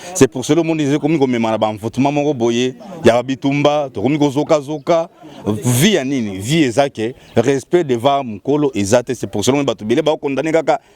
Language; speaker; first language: Lingala; native; Lingala